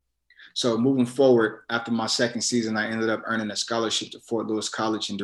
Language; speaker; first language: English; native; English